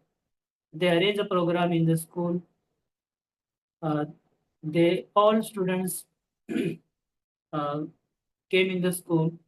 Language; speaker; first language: English; non-native, local second language; Marathi